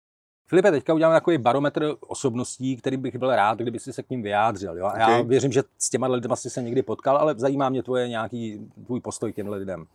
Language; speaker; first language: Czech; native; Czech